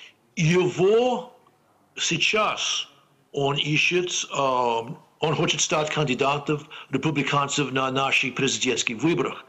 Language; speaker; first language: Ukrainian; non-native, learner; English